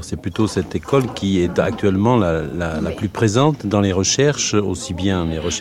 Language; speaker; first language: French; native; French